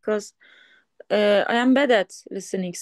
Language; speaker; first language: English; non-native, learner; Turkish